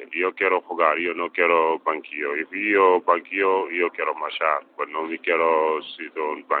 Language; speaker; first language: Spanish; non-native, learner; English